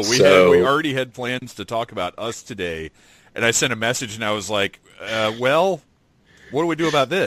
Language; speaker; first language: English; native; English